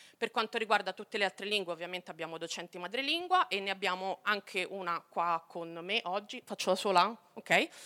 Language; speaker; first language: Italian; native; Italian